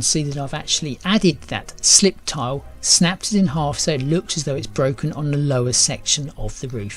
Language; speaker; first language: English; native; English